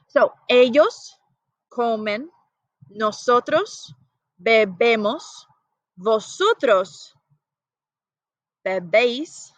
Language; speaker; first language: Spanish; non-native, fluent; English